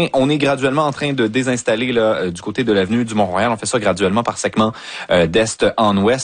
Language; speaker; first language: French; native; French